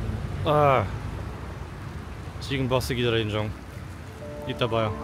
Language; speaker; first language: Korean; non-native, fluent; German